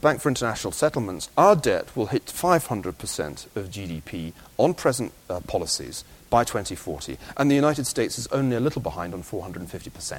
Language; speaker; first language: English; native; English